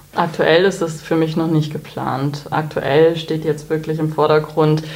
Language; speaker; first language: German; native; German